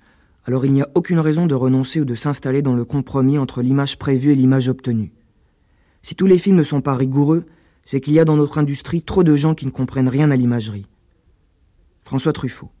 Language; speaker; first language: French; native; French